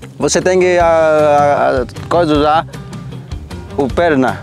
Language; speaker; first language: Portuguese; non-native, learner; Vietnamese